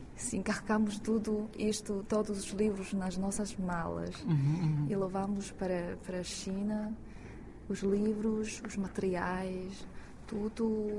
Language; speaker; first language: Portuguese; non-native, fluent; Chinese